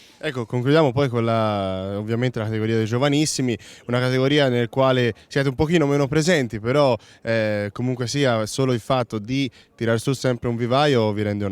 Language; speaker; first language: Italian; native; Italian